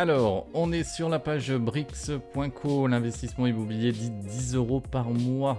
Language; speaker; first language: French; native; French